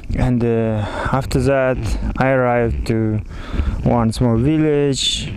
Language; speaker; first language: English; non-native, learner; Kazakh